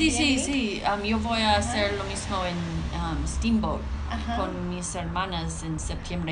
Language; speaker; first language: Spanish; non-native, learner; English